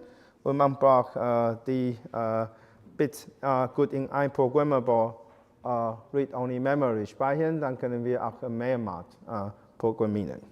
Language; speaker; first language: German; non-native, learner; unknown